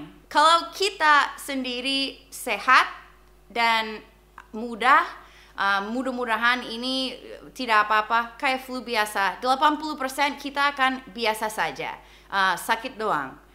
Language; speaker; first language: Indonesian; non-native, fluent; English